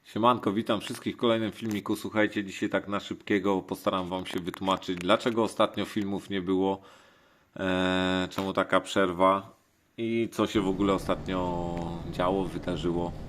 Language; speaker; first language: Polish; native; Polish